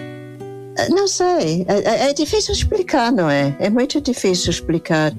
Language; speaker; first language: Portuguese; non-native, fluent; English